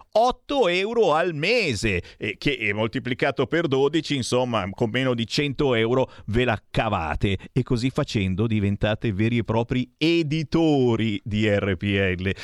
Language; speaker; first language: Italian; native; Italian